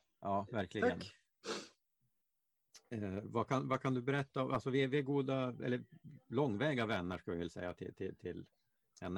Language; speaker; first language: Swedish; native; Swedish